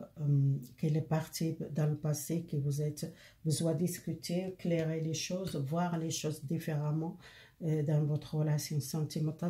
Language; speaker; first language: French; non-native, learner; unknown